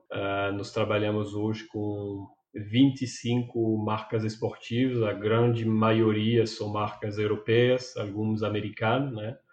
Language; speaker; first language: Portuguese; non-native, fluent; French